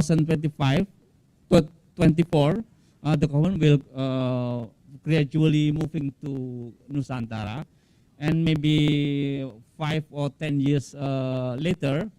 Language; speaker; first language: English; non-native, fluent; Indonesian